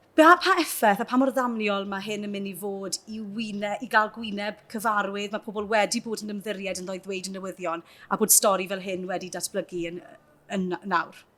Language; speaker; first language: Welsh; native; Welsh